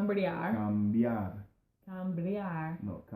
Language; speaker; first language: Spanish; non-native, fluent; English